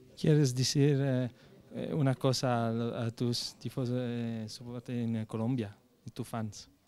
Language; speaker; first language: Spanish; non-native, learner; Italian